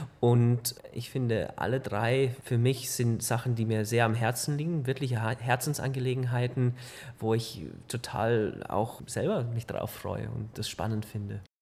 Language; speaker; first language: German; early bilingual, heritage; German